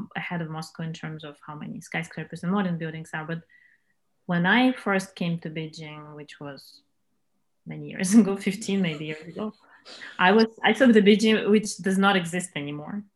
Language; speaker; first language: English; non-native, fluent; Russian